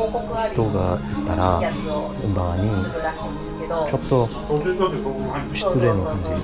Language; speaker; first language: Japanese; non-native, learner; English